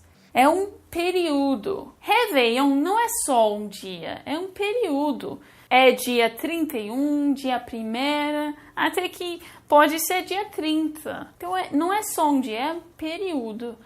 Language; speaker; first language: Portuguese; non-native, fluent; English